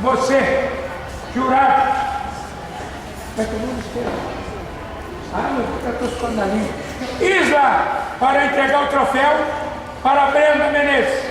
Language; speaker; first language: Portuguese; native; Portuguese